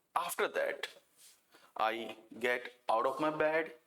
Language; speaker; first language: English; non-native, local second language; Gujarati